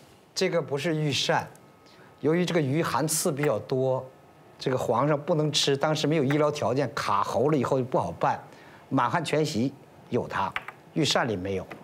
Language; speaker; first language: Chinese; native; Chinese